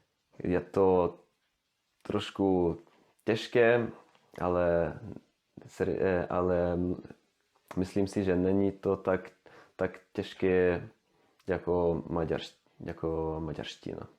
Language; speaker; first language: Czech; non-native, learner; Swedish